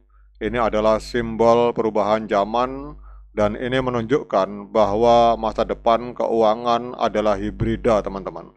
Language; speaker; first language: Indonesian; native; Indonesian